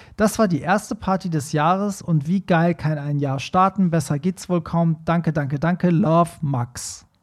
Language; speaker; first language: German; early bilingual, other home language; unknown